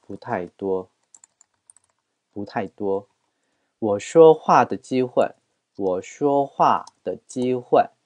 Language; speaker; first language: Chinese; non-native, fluent; Korean